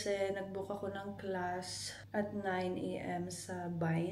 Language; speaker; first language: Filipino; native; Filipino